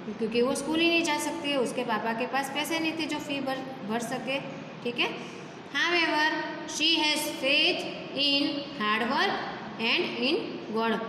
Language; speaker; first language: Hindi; non-native, local second language; Gujarati